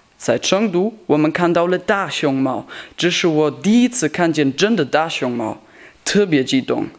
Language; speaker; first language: Chinese; non-native, learner; German